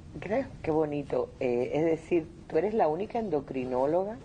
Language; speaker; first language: Spanish; native; Spanish